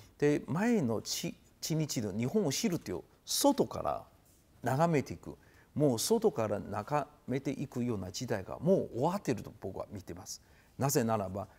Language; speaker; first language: Japanese; non-native, fluent; Chinese